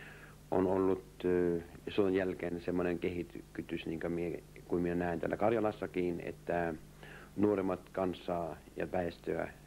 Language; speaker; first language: Finnish; early bilingual, heritage; Finnish